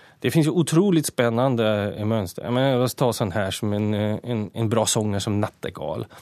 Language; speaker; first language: Swedish; native; Swedish